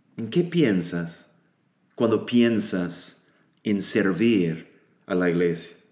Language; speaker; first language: Spanish; non-native, fluent; English